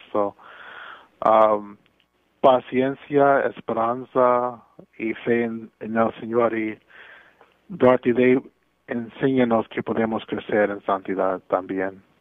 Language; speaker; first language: Spanish; non-native, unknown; English